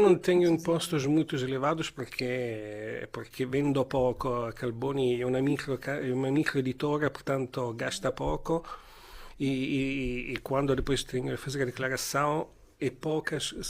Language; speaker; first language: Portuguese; non-native, learner; Italian